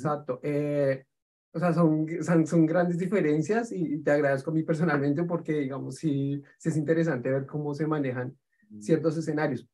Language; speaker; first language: Spanish; native; Spanish